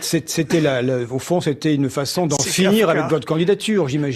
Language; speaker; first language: French; native; French